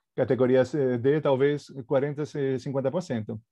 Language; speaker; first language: Portuguese; non-native, fluent; Spanish